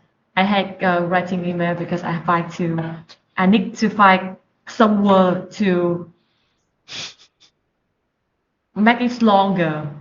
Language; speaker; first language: English; non-native, learner; Vietnamese